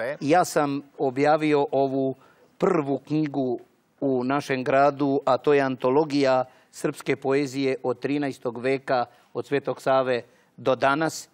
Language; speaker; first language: Croatian; early bilingual, heritage; Serbian